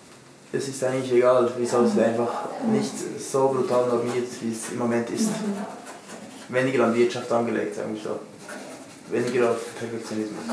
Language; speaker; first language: German; native; German